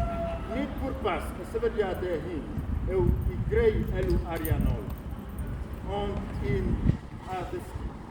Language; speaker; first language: Welsh; non-native, fluent; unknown